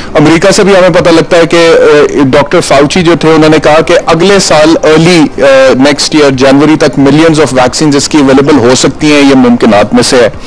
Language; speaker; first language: Urdu; native; Urdu